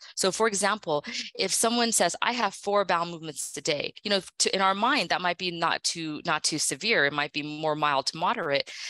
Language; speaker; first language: English; native; English